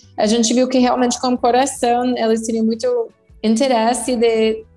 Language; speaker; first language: Portuguese; non-native, fluent; English